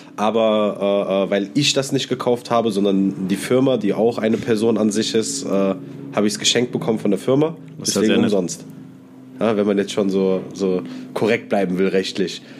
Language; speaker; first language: German; native; German